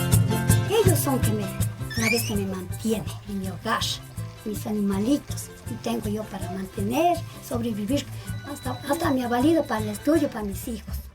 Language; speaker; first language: Spanish; native; Spanish